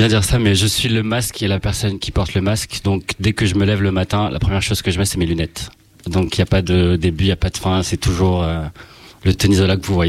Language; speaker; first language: French; native; French